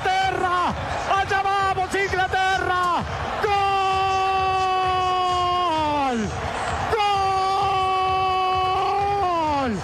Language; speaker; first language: Spanish; native; Spanish